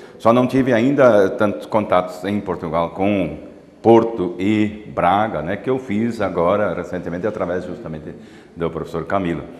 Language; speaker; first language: Portuguese; native; Portuguese